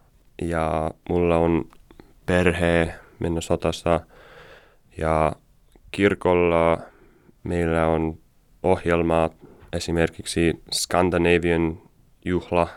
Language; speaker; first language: Finnish; non-native, learner; English